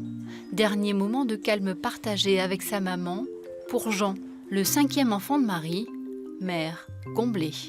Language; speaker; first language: French; native; French